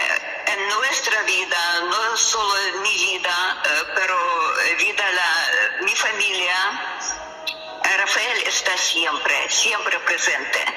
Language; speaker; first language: Spanish; non-native, learner; Russian